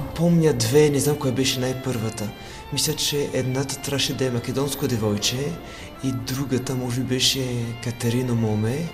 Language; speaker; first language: Bulgarian; non-native, fluent; French